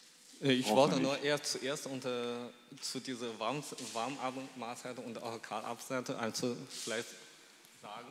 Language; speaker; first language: German; non-native, fluent; Chinese